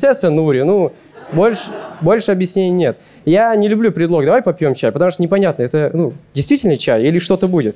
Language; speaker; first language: Russian; native; Russian